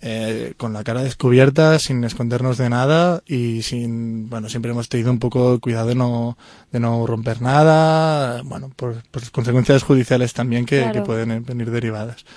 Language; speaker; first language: Spanish; native; Spanish